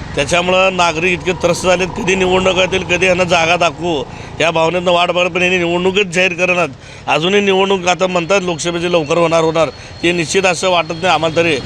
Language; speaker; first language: Marathi; native; Marathi